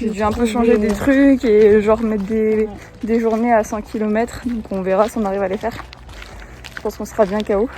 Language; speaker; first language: French; native; French